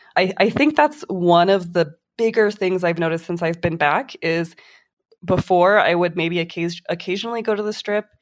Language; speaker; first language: English; native; English